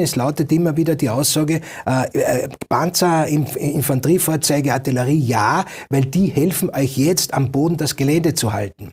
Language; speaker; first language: German; native; German